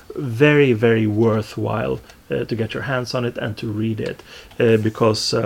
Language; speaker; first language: English; non-native, fluent; Swedish